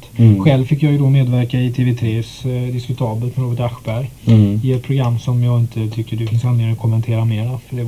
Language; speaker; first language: Swedish; native; Swedish